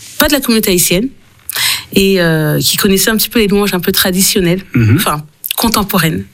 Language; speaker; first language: French; early bilingual, other home language; Haitian Creole